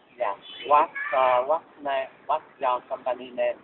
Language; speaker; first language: English; non-native, learner; Vietnamese